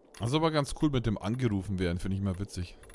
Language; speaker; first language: German; native; German